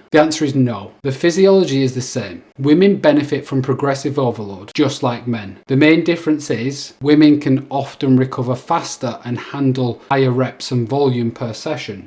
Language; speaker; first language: English; native; English